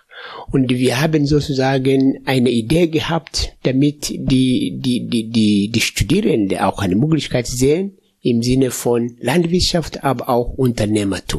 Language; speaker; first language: German; non-native, fluent; Swahili